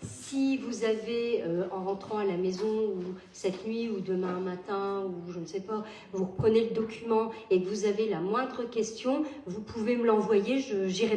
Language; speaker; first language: French; native; French